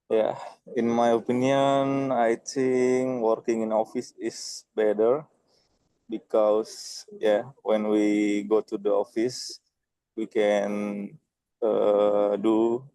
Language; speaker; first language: English; non-native, learner; Indonesian